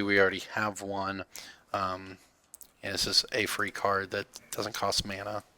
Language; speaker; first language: English; native; English